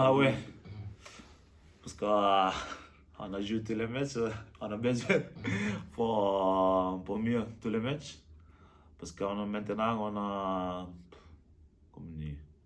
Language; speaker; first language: French; non-native, learner; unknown